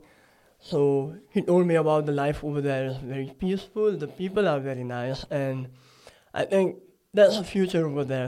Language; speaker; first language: English; non-native, local second language; Gujarati